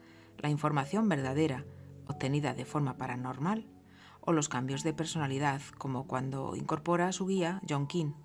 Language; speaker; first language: Spanish; native; Spanish